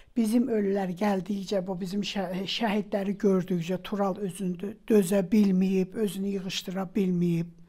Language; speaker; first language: Azerbaijani; native; Azerbaijani